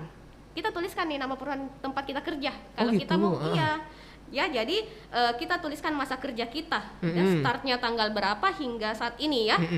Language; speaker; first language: Indonesian; native; Indonesian